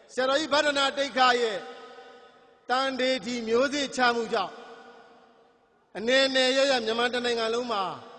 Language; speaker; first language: Burmese; native; Burmese